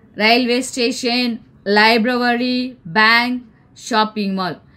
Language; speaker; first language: English; non-native, local second language; Tamil